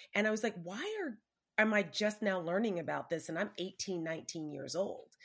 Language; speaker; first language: English; native; English